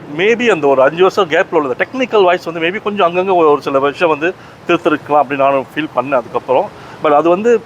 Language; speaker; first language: Tamil; native; Tamil